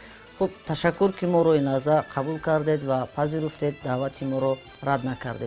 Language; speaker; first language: Persian; native; Persian